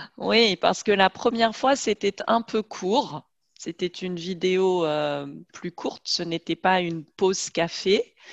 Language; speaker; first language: French; native; French